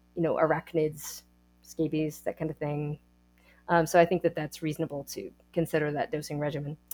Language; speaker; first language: English; native; English